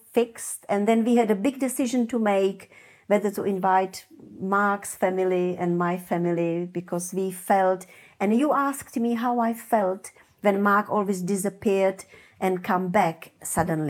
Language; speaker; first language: English; non-native, fluent; Czech